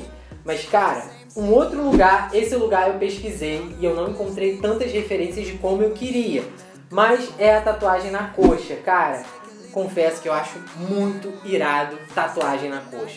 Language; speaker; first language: Portuguese; native; Portuguese